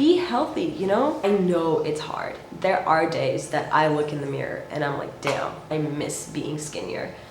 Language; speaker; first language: English; native; English